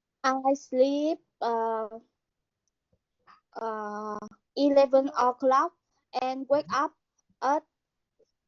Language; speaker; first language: English; non-native, learner; Vietnamese